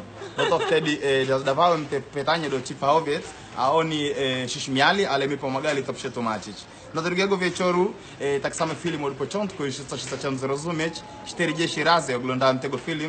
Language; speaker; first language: Polish; non-native, learner; Swahili